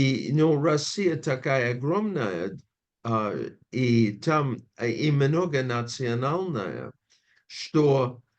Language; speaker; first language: Russian; non-native, fluent; English